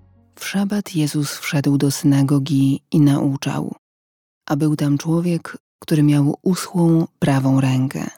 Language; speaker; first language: Polish; native; Polish